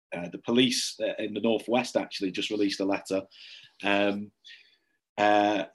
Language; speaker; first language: English; native; English